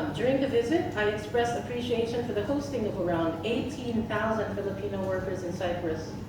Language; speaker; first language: English; non-native, local second language; Filipino